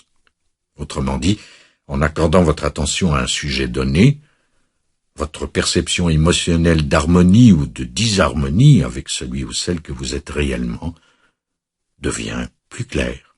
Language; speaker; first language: French; native; French